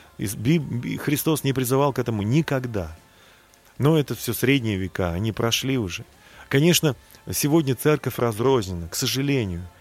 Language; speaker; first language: Russian; native; Russian